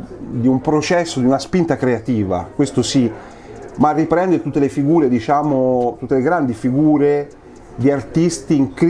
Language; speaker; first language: Italian; native; Italian